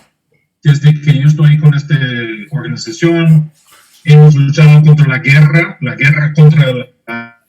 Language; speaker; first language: Spanish; non-native, fluent; English